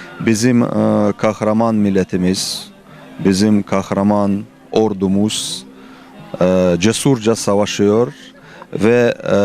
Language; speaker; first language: Turkish; non-native, fluent; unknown